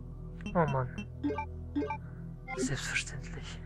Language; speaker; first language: German; native; German